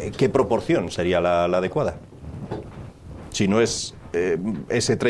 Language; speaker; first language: Spanish; native; Spanish